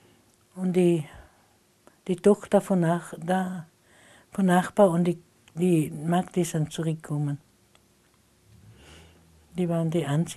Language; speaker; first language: German; non-native, local second language; Slovenian